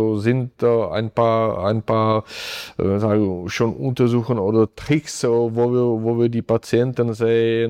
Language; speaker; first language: German; non-native, fluent; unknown